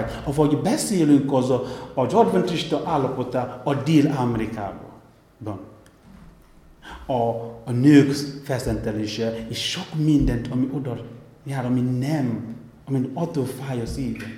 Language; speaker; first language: Hungarian; non-native, fluent; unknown